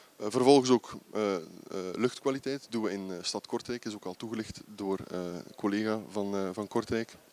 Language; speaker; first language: Dutch; native; Dutch